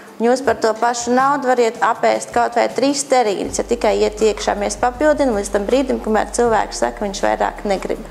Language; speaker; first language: Latvian; native; Latvian